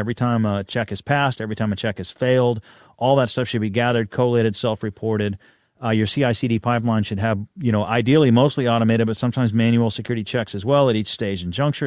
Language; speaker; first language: English; native; English